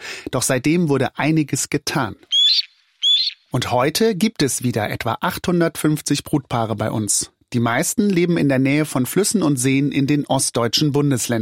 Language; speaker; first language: German; native; German